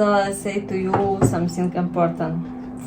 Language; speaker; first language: English; non-native, learner; Russian